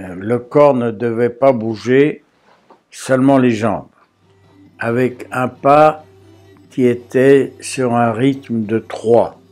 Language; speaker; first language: French; early bilingual, other home language; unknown